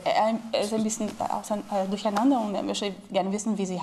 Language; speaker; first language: German; non-native, fluent; Portuguese